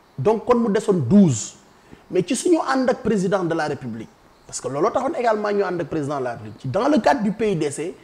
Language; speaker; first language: Wolof; native; Wolof